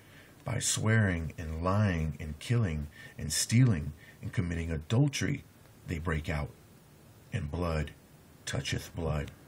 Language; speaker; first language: English; native; English